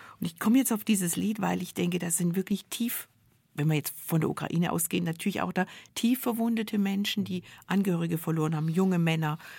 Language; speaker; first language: German; native; German